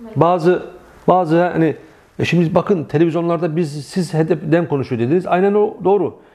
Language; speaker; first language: Turkish; native; Turkish